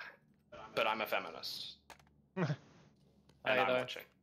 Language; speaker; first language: English; native; English